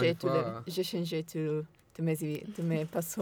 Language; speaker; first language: French; non-native, learner; Italian